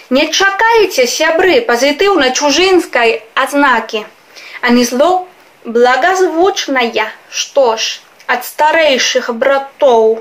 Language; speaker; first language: Belarusian; non-native, fluent; Spanish